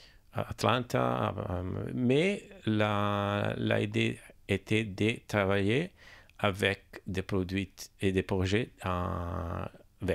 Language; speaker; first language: French; non-native, learner; Italian